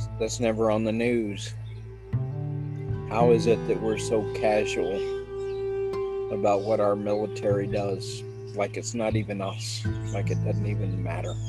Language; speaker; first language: English; native; English